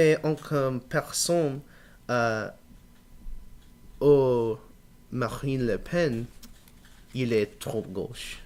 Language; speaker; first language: French; non-native, learner; English